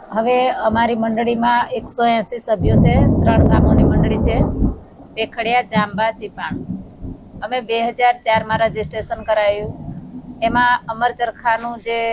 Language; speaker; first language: Gujarati; non-native, local second language; Rathawi